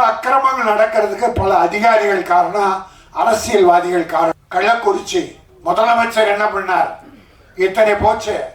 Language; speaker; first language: Tamil; native; Tamil